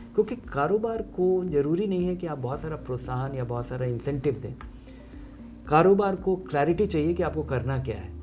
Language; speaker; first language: Hindi; native; Hindi